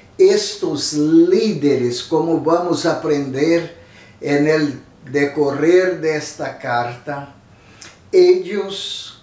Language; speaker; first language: Spanish; non-native, fluent; Portuguese